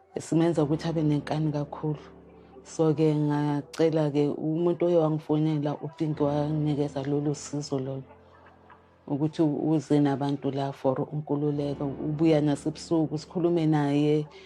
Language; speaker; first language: Zulu; native; Zulu